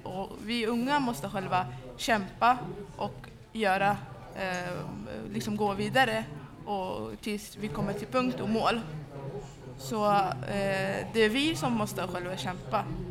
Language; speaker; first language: Swedish; non-native, fluent; Kurdish